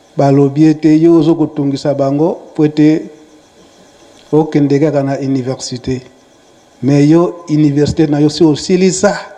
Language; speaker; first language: Lingala; non-native, local second language; Kongo